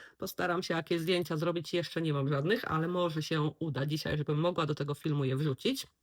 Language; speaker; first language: Polish; native; Polish